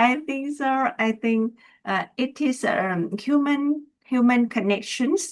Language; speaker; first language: English; non-native, learner; Vietnamese